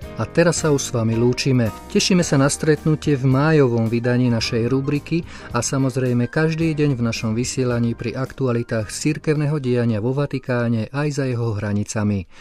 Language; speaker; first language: Slovak; native; Slovak